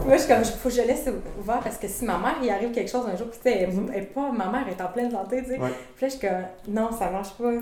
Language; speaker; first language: French; native; French